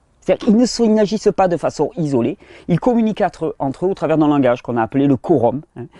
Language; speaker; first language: French; native; French